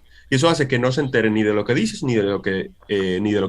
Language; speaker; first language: Spanish; native; Spanish